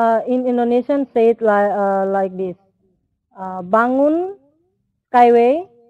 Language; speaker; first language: English; non-native, learner; Indonesian